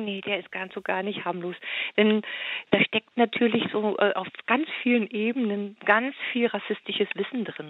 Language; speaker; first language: German; native; German